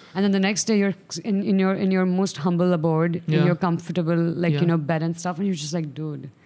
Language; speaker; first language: English; non-native, local second language; Sindhi